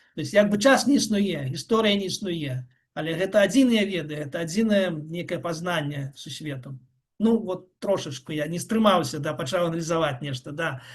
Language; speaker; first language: Belarusian; non-native, local second language; Russian